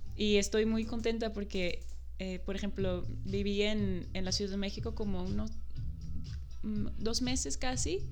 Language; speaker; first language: Spanish; non-native, fluent; Dutch